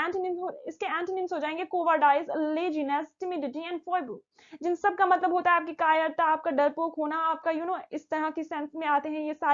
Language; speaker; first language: Hindi; native; Hindi